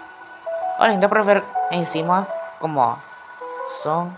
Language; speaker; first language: Portuguese; non-native, learner; Spanish